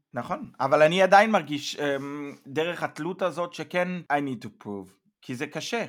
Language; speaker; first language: Hebrew; native; Hebrew